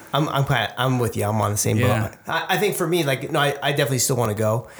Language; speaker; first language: English; native; English